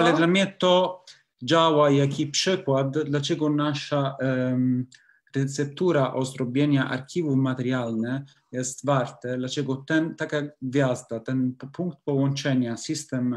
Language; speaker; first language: Polish; non-native, learner; Italian